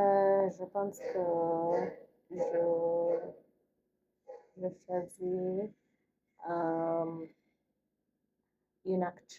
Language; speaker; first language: French; non-native, learner; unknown